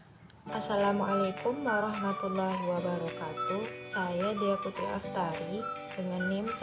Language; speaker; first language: Indonesian; native; Indonesian